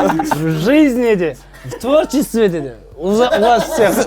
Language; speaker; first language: Russian; non-native, local second language; Kazakh